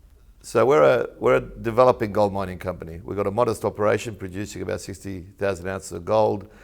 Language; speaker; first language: English; native; English